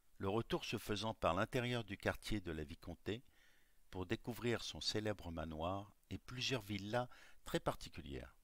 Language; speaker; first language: French; native; French